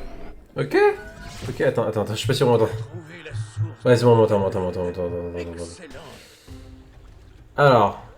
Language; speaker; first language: French; native; French